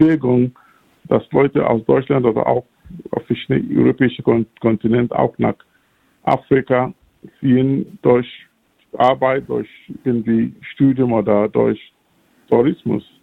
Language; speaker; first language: German; non-native, fluent; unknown